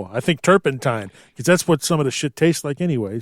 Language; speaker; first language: English; native; English